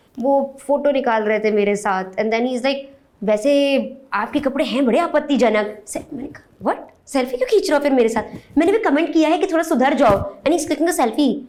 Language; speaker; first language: Hindi; native; Hindi